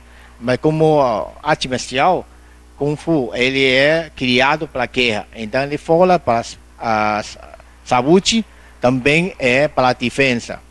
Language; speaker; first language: Portuguese; non-native, learner; Chinese